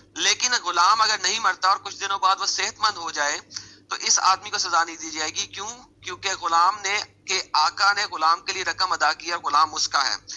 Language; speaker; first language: Urdu; native; Urdu